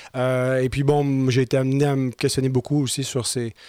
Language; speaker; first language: French; native; French